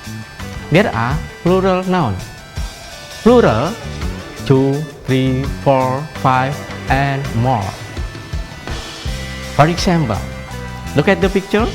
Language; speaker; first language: English; non-native, fluent; Indonesian